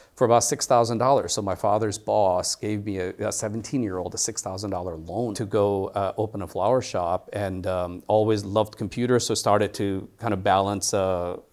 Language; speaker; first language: English; early bilingual, other home language; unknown